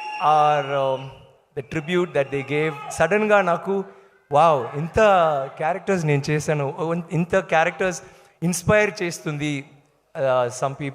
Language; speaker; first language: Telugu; non-native, learner; Tamil